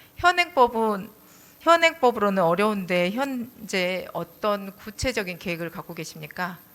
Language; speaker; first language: Korean; native; Korean